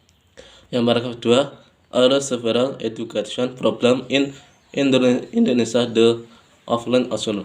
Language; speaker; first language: English; non-native, learner; Indonesian